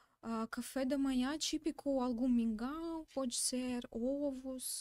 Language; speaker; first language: Portuguese; non-native, learner; Russian